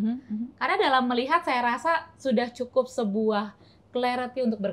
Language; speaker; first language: Indonesian; native; Indonesian